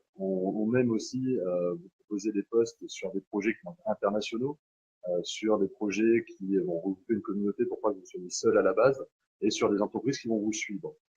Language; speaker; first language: French; native; French